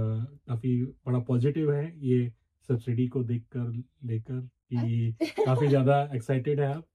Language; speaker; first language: Hindi; native; Hindi